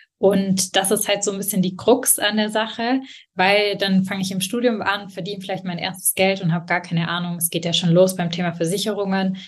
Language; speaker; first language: German; early bilingual, other home language; Albanian